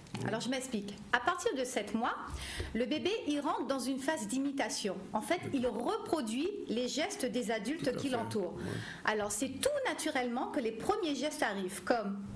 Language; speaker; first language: French; native; French